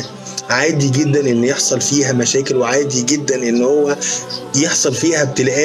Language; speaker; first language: Arabic; native; Arabic